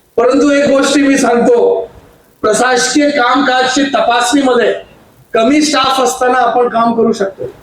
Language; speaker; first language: Marathi; non-native, local second language; Hindi